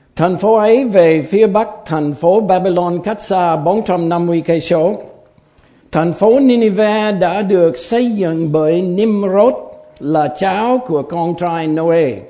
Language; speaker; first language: Vietnamese; non-native, fluent; English